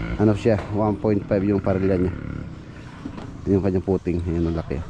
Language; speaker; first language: Filipino; non-native, local second language; Pampanga